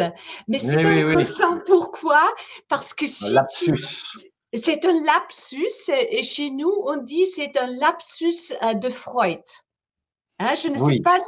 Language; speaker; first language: French; non-native, fluent; German